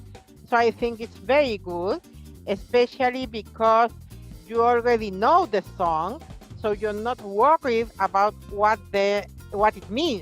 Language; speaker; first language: English; non-native, fluent; Spanish